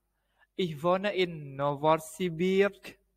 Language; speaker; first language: German; non-native, fluent; Indonesian